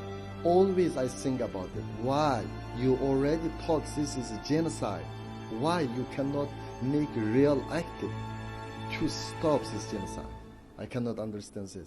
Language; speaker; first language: English; non-native, learner; Uyghur